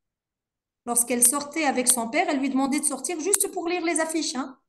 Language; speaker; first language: French; non-native, local second language; Arabic